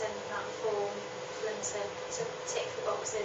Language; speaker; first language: English; native; English